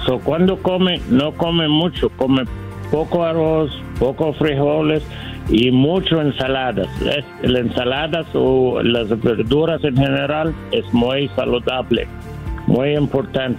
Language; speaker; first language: Spanish; non-native, learner; English